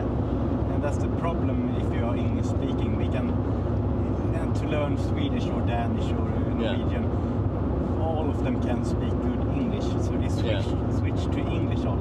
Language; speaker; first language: English; non-native, fluent; Swedish